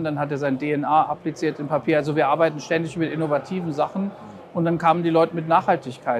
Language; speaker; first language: German; native; German